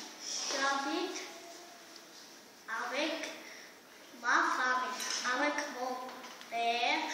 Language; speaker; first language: French; non-native, learner; Armenian